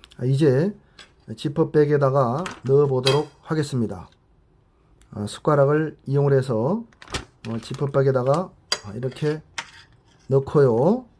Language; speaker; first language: Korean; native; Korean